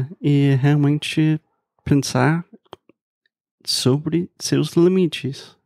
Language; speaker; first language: Portuguese; non-native, fluent; English